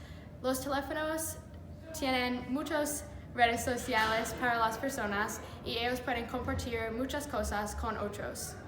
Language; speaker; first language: Spanish; non-native, learner; English